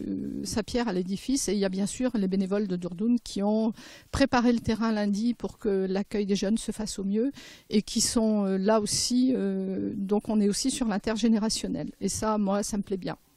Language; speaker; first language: French; native; French